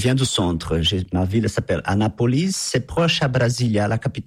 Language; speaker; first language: French; non-native, fluent; Portuguese